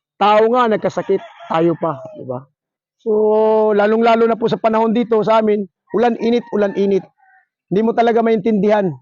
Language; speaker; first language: Filipino; non-native, local second language; Surigaonon